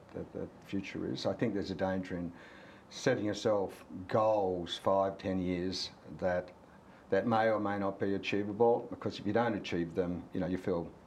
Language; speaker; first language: English; native; English